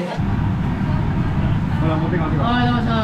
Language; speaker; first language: Japanese; native; Japanese